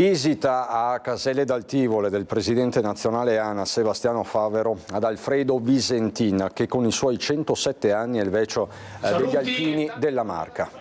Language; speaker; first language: Italian; native; Italian